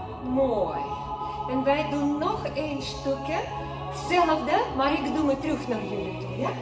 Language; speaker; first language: Dutch; non-native, learner; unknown